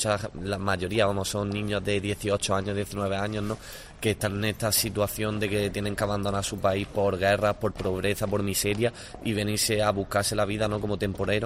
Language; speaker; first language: Spanish; native; Spanish